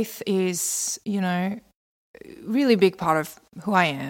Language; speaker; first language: English; non-native, local second language; Korean